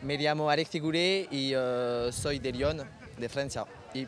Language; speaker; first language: Spanish; non-native, learner; French